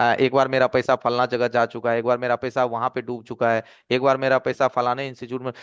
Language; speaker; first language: Hindi; native; Hindi